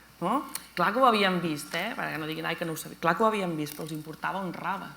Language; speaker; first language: Catalan; native; Catalan